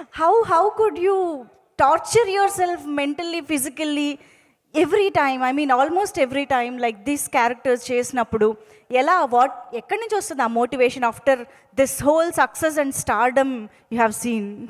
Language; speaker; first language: Telugu; native; Telugu